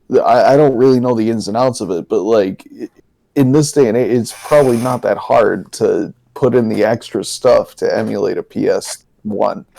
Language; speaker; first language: English; native; English